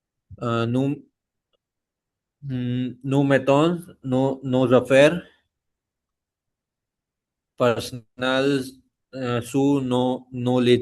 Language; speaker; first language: French; non-native, learner; Hindi